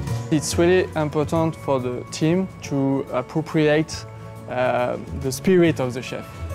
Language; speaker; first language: English; non-native, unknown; French